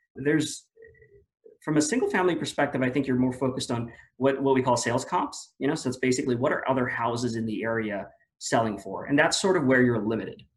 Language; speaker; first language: English; non-native, local second language; Filipino